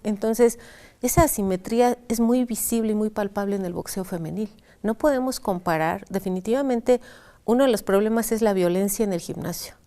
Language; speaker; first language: Spanish; native; Spanish